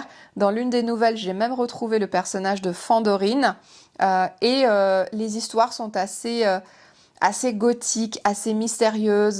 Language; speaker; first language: French; native; French